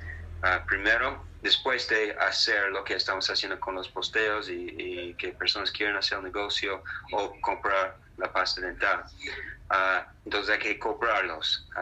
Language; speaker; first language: Spanish; non-native, fluent; English